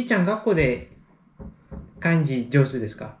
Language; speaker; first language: Japanese; non-native, learner; Indonesian